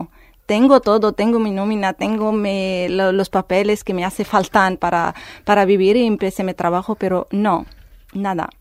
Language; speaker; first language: Spanish; non-native, fluent; Arabic